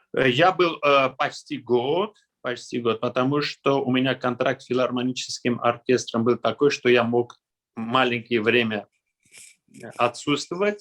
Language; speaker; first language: Russian; non-native, local second language; Armenian